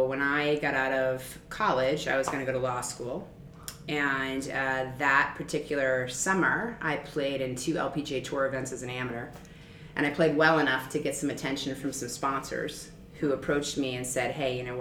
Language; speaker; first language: English; native; English